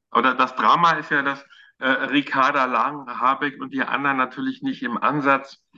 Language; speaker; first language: German; native; German